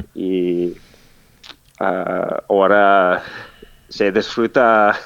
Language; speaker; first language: Spanish; non-native, fluent; English